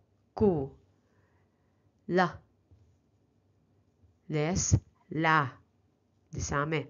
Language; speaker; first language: Danish; non-native, learner; Filipino